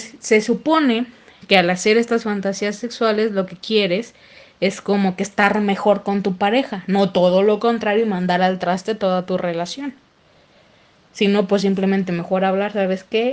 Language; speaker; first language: Spanish; native; Spanish